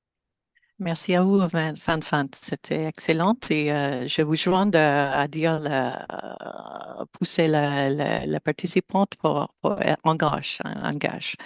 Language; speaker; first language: French; non-native, learner; English